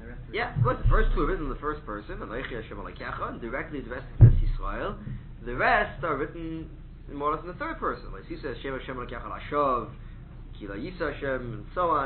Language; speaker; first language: English; native; English